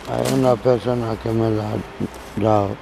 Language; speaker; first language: Spanish; non-native, learner; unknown